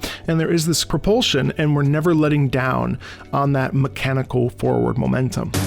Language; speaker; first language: English; native; English